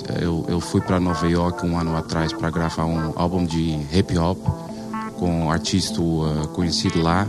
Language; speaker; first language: Portuguese; non-native, learner; Dutch